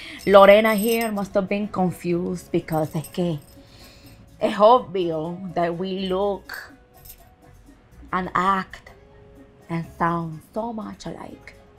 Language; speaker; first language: English; early bilingual, other home language; Spanish